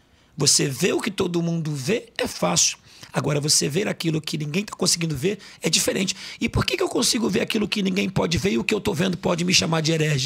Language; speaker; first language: Portuguese; native; Portuguese